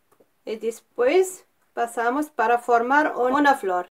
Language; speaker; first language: Spanish; non-native, fluent; Arabic